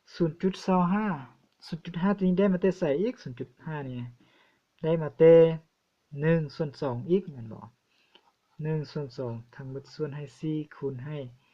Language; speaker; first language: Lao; non-native, local second language; Hmong